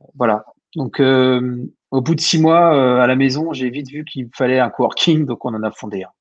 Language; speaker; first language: French; native; French